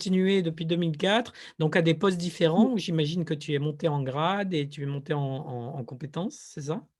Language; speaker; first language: French; native; French